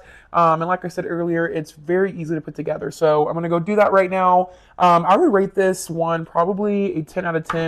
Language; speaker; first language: English; native; English